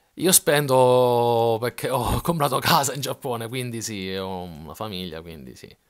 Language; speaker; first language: Italian; native; Italian